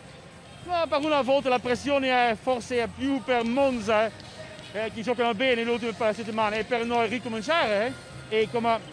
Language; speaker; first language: Italian; non-native, learner; Dutch